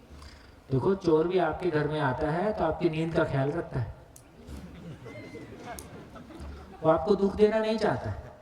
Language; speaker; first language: Hindi; native; Hindi